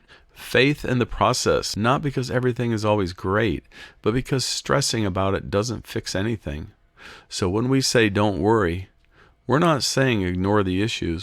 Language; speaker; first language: English; native; English